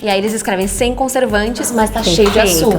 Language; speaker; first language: Portuguese; native; Portuguese